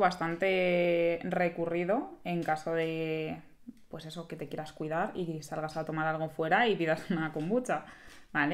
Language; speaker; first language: Spanish; native; Spanish